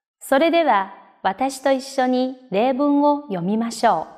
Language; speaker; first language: Japanese; non-native, fluent; Chinese